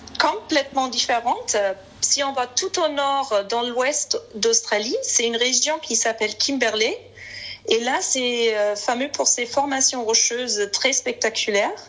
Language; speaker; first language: French; non-native, fluent; German